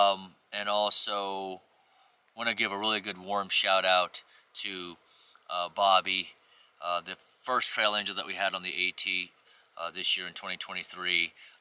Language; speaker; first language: English; native; English